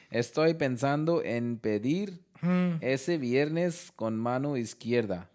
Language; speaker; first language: Spanish; non-native, learner; Hindi